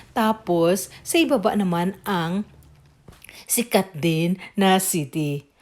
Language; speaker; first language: Filipino; native; Filipino